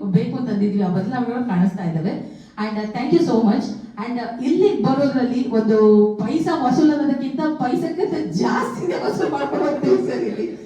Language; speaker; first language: Kannada; native; Kannada